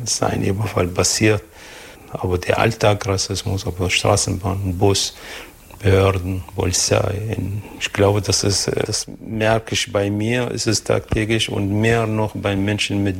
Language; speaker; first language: German; non-native, fluent; Arabic